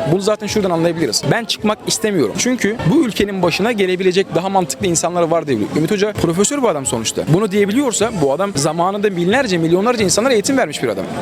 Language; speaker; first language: Turkish; native; Turkish